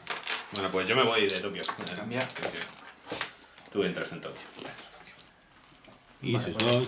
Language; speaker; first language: Spanish; native; Spanish